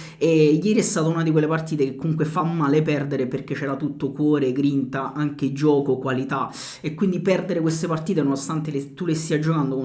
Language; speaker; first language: Italian; native; Italian